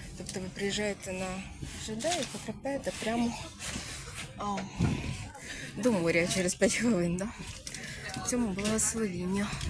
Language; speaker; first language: Ukrainian; native; Ukrainian